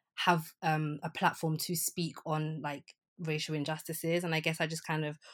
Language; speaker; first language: English; early bilingual, other home language; Yoruba